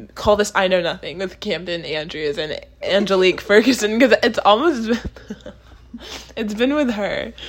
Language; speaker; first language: English; native; English